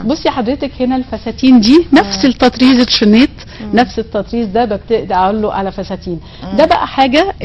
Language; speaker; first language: Arabic; native; Arabic